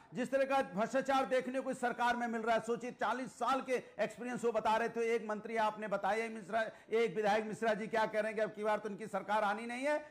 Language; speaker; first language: Hindi; native; Hindi